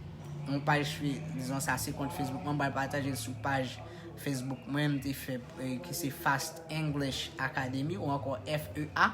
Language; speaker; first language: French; non-native, local second language; Haitian Creole